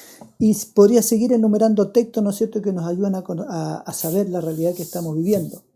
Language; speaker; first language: Spanish; native; Spanish